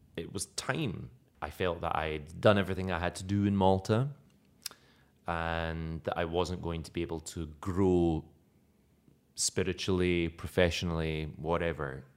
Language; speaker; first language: English; native; English